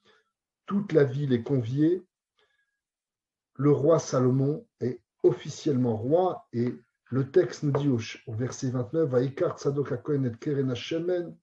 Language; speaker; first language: French; native; French